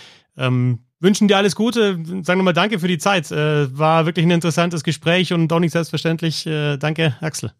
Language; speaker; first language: German; native; German